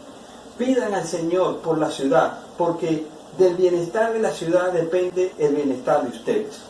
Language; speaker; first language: Spanish; native; Spanish